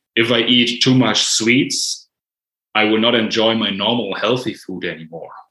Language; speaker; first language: English; non-native, fluent; German